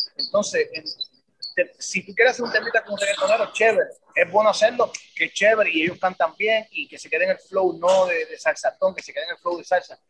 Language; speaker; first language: Spanish; native; Spanish